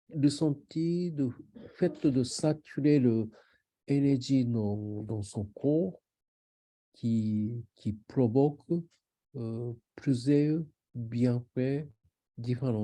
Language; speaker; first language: French; non-native, learner; Japanese